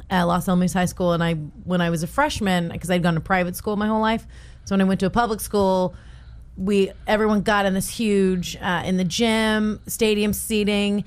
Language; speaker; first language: English; native; English